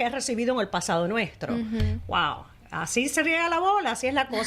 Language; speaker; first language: Spanish; native; Spanish